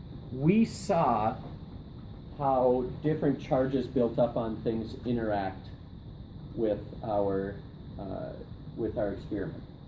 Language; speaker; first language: English; native; English